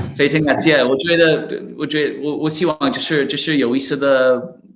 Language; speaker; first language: Chinese; non-native, learner; English